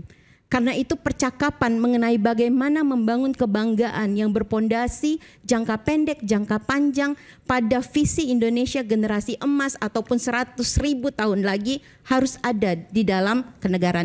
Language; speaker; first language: Indonesian; native; Indonesian